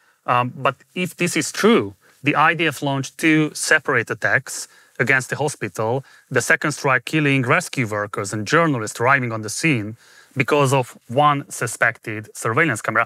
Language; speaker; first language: English; non-native, fluent; Hungarian